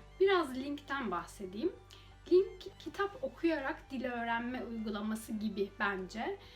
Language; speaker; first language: Turkish; native; Turkish